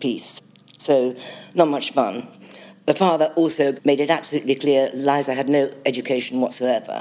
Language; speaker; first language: English; native; English